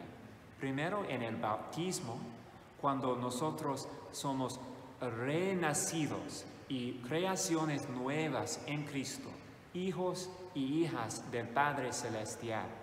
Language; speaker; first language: Spanish; non-native, fluent; English